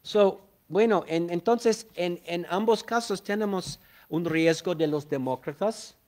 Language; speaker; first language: Spanish; non-native, fluent; English